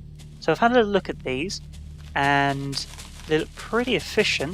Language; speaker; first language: English; native; English